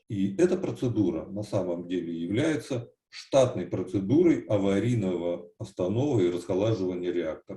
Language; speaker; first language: Russian; native; Russian